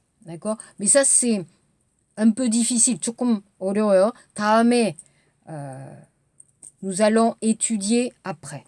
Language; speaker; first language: French; native; French